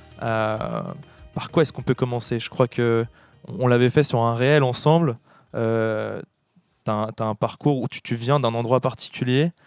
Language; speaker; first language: French; native; French